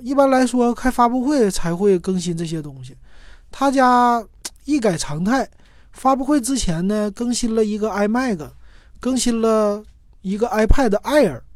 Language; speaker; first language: Chinese; native; Chinese